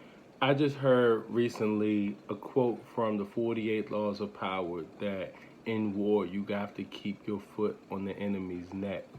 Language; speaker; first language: English; native; English